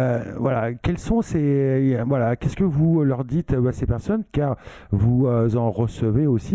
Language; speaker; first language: French; native; French